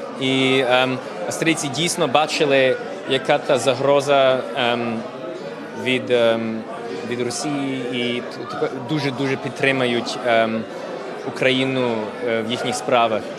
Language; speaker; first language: Ukrainian; early bilingual, heritage; Ukrainian